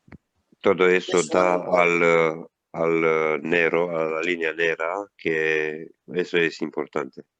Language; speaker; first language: Spanish; non-native, learner; Italian